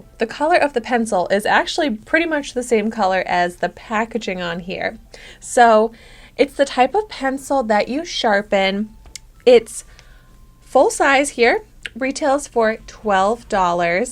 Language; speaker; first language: English; native; English